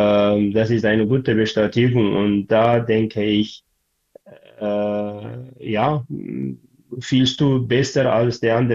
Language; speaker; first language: German; non-native, learner; Tigrinya